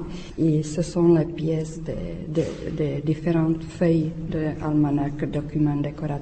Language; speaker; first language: French; non-native, learner; Czech